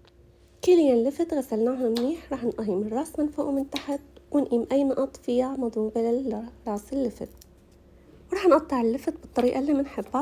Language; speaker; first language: Arabic; native; Arabic